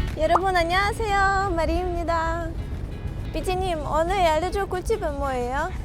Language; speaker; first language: Korean; non-native, fluent; Russian